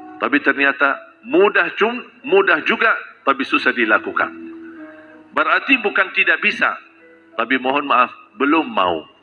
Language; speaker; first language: Malay; non-native, fluent; Arabic